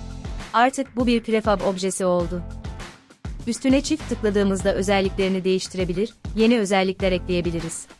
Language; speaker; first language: Turkish; native; Turkish